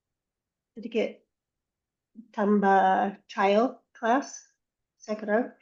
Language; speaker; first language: Indonesian; non-native, learner; English